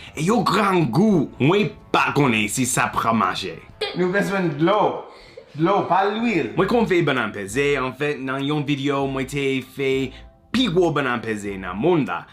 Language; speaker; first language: Haitian Creole; non-native, learner; English